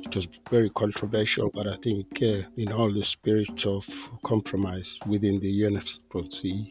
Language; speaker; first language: English; non-native, local second language; Tswana